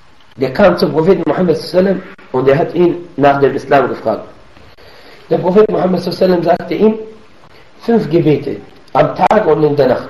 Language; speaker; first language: German; non-native, fluent; Arabic